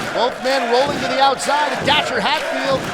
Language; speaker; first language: English; native; English